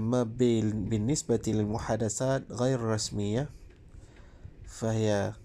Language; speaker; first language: Arabic; non-native, fluent; Malay